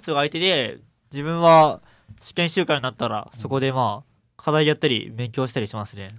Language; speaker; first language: Japanese; native; Japanese